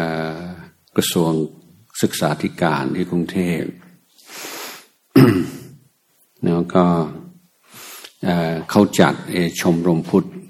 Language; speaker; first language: Thai; native; Thai